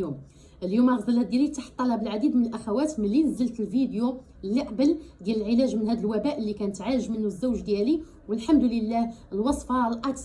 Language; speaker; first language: Arabic; native; Arabic